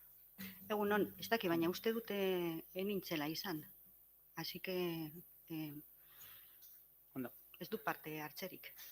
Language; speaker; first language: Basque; non-native, local second language; Spanish